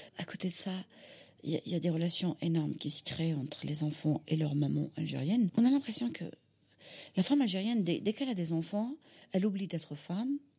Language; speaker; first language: French; non-native, local second language; Kabyle